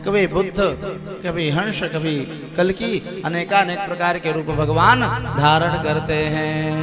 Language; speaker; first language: Hindi; native; Hindi